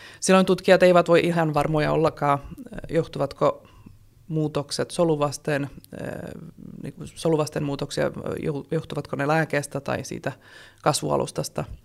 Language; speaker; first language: Finnish; non-native, fluent; Czech